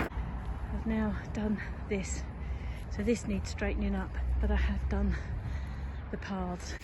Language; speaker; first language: English; native; English